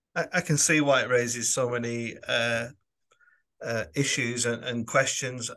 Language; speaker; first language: English; native; English